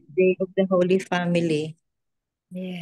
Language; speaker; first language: English; non-native, local second language; Filipino